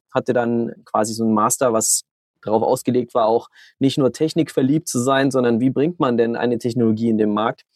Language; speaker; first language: German; early bilingual, heritage; German